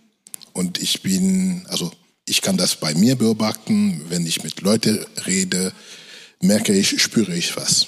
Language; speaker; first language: German; non-native, fluent; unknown